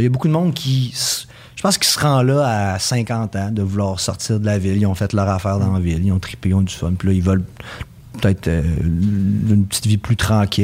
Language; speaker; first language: French; early bilingual, heritage; French